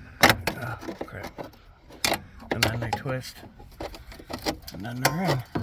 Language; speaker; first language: English; native; English